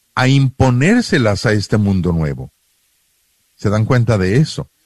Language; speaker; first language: Spanish; native; Spanish